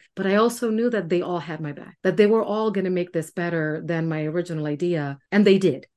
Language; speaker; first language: English; non-native, fluent; Spanish